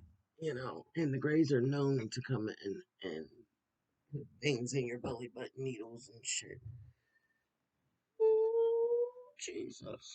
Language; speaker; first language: English; native; English